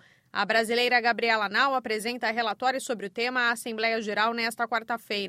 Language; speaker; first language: Portuguese; native; Portuguese